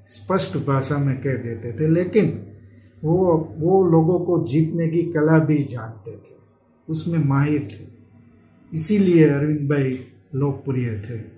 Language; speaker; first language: Hindi; non-native, local second language; Gujarati